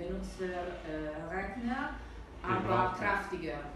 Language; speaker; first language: German; non-native, learner; Italian